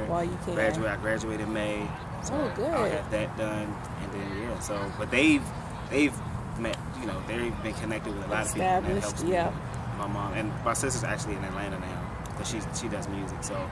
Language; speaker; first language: English; native; English